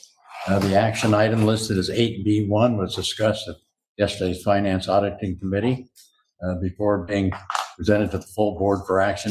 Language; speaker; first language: English; native; English